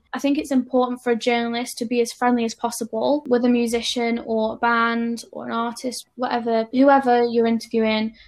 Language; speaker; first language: English; native; English